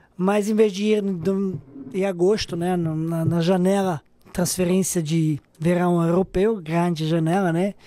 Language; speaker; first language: Portuguese; non-native, fluent; Serbian